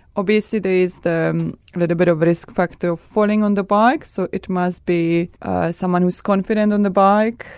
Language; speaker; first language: English; non-native, fluent; Czech